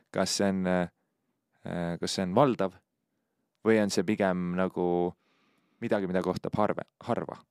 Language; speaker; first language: Estonian; native; Estonian